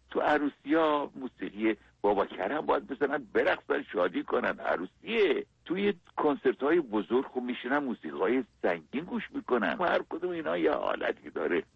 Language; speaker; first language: Persian; native; Persian